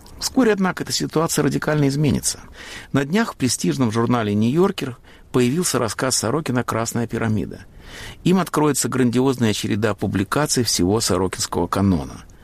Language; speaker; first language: Russian; native; Russian